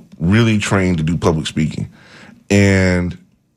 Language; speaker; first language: English; native; English